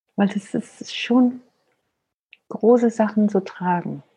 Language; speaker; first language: German; non-native, fluent; Danish